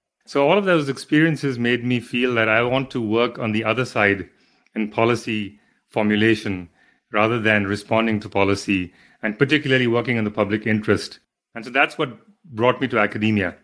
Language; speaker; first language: English; non-native, local second language; Hindi